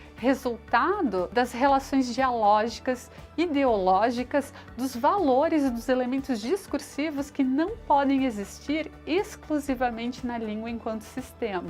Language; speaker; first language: Portuguese; native; Portuguese